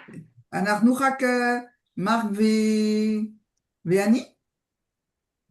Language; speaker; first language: Hebrew; non-native, learner; French